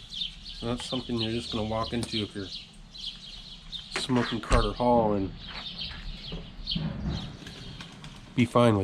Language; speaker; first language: English; native; English